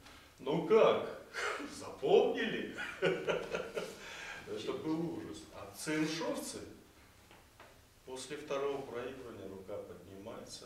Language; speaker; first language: Russian; native; Russian